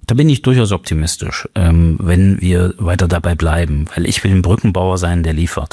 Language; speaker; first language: German; native; German